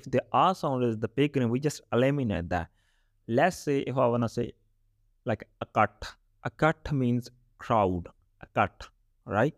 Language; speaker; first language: English; non-native, local second language; Punjabi